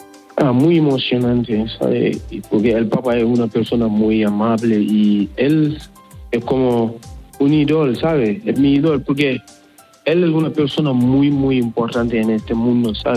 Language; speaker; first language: Spanish; non-native, learner; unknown